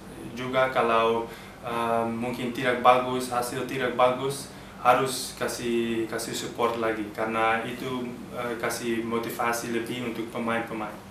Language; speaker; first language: Indonesian; early bilingual, heritage; Dutch